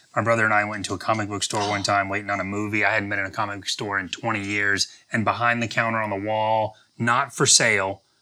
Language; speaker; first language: English; native; English